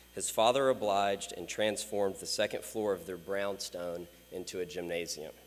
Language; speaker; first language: English; native; English